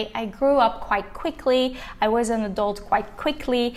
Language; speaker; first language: English; non-native, fluent; Dutch